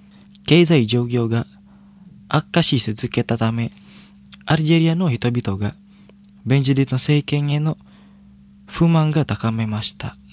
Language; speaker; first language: Japanese; non-native, fluent; Indonesian